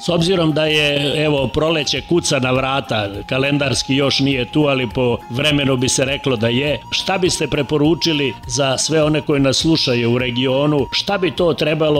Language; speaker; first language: Serbian; native; Serbian